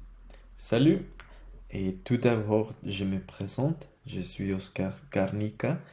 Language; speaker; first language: French; non-native, learner; Spanish